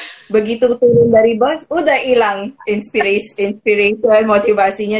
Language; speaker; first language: Indonesian; non-native, fluent; Filipino